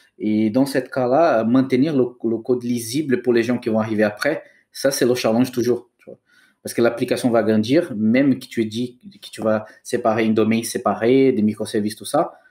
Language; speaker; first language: French; non-native, fluent; Portuguese